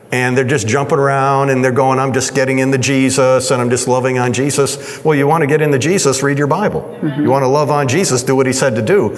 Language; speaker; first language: English; native; English